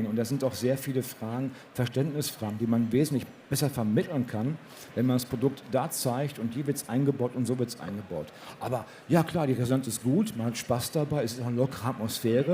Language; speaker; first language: German; native; German